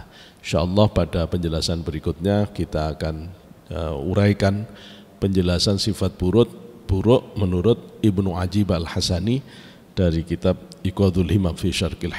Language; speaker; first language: Indonesian; native; Indonesian